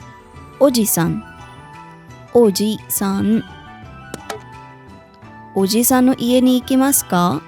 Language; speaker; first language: Japanese; non-native, fluent; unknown